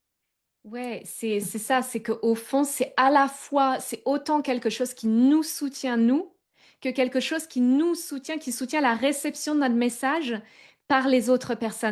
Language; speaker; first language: French; native; French